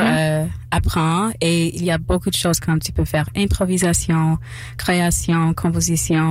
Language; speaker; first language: French; non-native, local second language; English